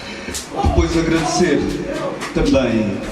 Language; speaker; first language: Portuguese; native; Portuguese